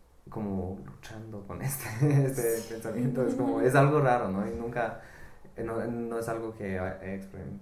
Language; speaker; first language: Spanish; non-native, fluent; English